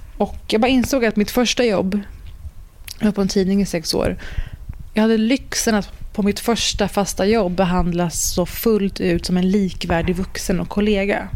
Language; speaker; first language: Swedish; early bilingual, other home language; Persian